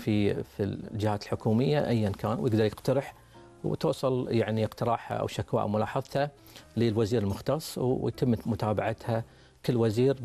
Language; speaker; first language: Arabic; native; Arabic